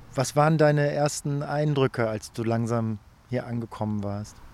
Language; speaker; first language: German; native; German